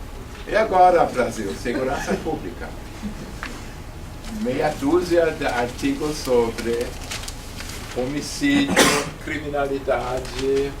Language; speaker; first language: Portuguese; non-native, fluent; German